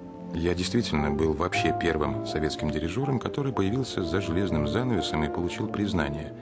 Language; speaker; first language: Russian; native; Russian